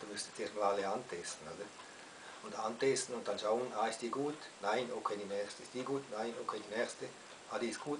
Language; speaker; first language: German; native; German